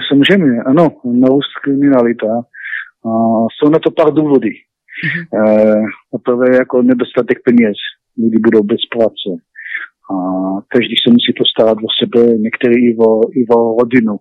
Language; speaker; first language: Czech; non-native, learner; Hebrew